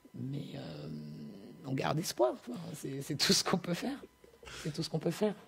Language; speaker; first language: French; native; French